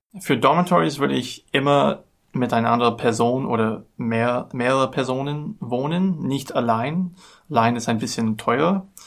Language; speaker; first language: German; non-native, learner; English